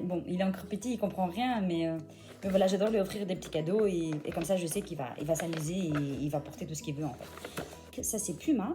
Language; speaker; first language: French; native; French